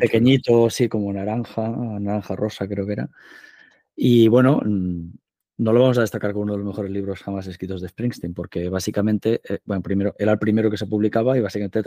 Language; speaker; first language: Spanish; native; Spanish